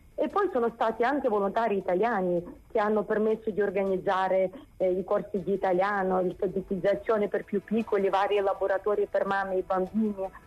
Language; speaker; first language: Italian; non-native, fluent; Ukrainian